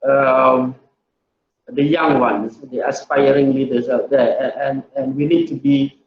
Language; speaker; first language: English; non-native, local second language; Malay